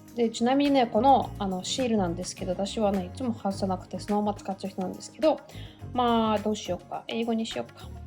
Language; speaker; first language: Japanese; non-native, fluent; Russian